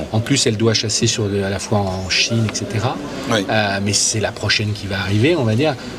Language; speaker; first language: French; native; French